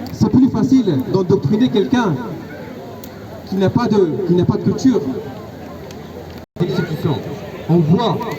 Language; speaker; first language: French; non-native, fluent; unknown